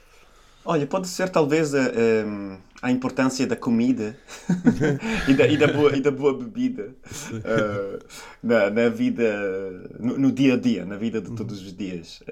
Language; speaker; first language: Portuguese; non-native, fluent; Italian